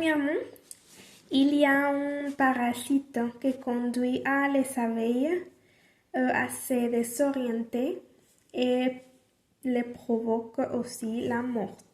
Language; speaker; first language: French; non-native, learner; Spanish